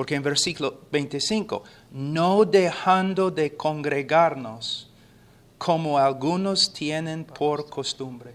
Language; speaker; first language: Spanish; non-native, fluent; English